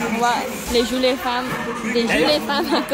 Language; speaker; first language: French; non-native, learner; Khmer